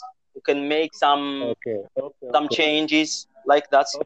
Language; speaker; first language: English; non-native, learner; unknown